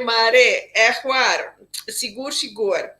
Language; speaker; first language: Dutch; non-native, local second language; Papiamento